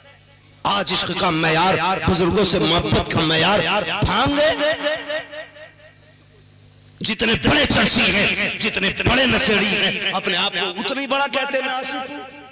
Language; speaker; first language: Hindi; native; Hindi